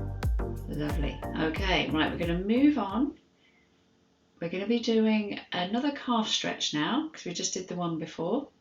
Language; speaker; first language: English; native; English